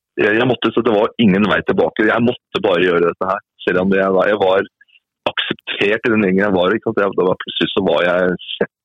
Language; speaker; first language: Norwegian; native; Norwegian